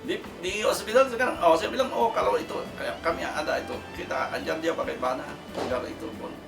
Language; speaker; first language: Indonesian; non-native, fluent; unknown